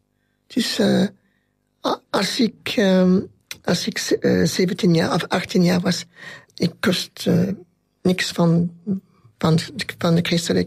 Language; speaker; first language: Dutch; non-native, local second language; French